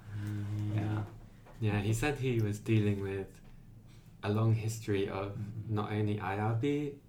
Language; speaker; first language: English; native; English